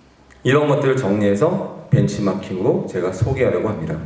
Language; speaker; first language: Korean; native; Korean